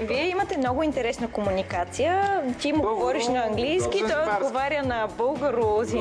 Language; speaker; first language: Bulgarian; native; Bulgarian